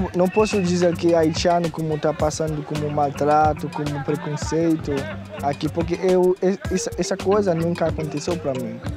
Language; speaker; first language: Portuguese; non-native, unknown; Haitian Creole